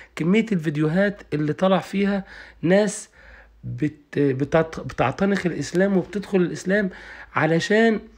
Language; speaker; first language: Arabic; native; Arabic